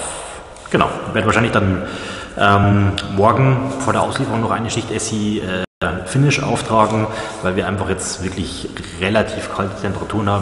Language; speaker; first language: German; native; German